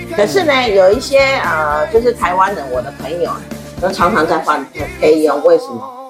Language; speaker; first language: Chinese; native; Chinese